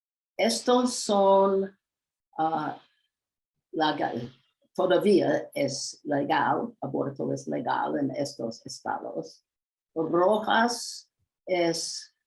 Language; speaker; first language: Spanish; non-native, learner; English